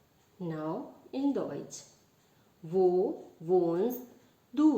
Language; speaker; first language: German; non-native, learner; Hindi